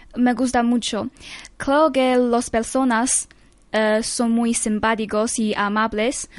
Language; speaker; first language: Spanish; non-native, learner; Chinese